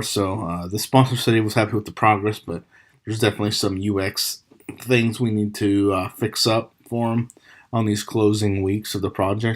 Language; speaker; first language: English; native; English